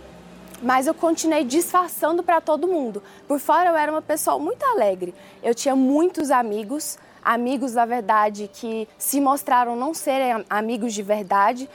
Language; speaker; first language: Portuguese; early bilingual, other home language; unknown